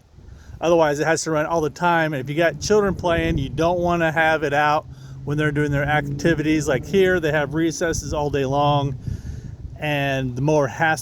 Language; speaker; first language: English; native; English